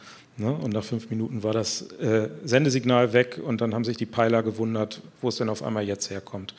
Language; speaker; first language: German; native; German